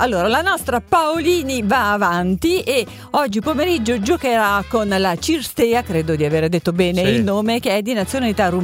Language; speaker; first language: Italian; native; Italian